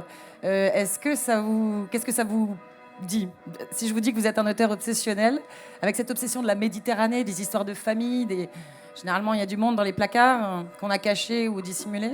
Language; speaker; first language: French; native; French